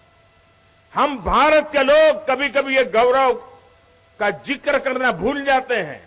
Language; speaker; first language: Hindi; non-native, local second language; Gujarati